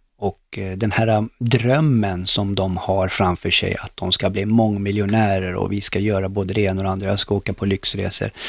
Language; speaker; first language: Swedish; early bilingual, other home language; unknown